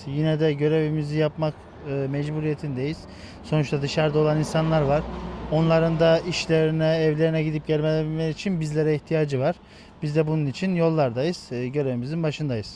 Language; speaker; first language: Turkish; native; Turkish